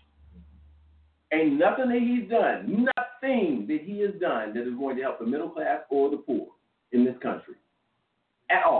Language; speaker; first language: English; native; English